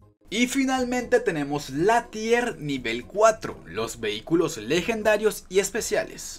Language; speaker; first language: Spanish; native; Spanish